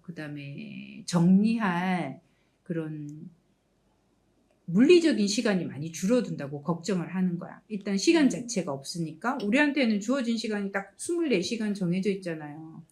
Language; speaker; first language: Korean; native; Korean